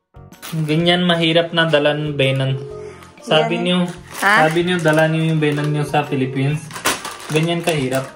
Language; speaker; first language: Filipino; non-native, learner; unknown